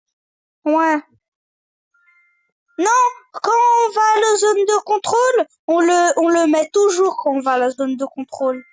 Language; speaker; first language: French; native; French